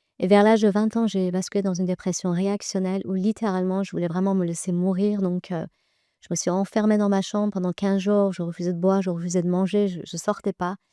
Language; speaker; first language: French; early bilingual, other home language; Persian